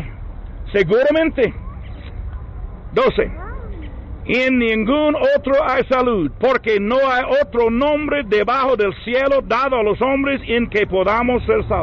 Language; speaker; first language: Spanish; non-native, learner; English